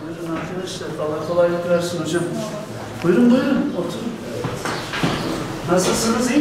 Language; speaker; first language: Turkish; native; Turkish